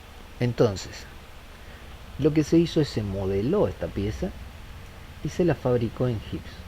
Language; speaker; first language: Spanish; native; Spanish